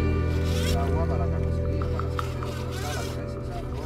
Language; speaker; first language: Spanish; native; Spanish